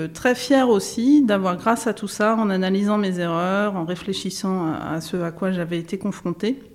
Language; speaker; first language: French; native; French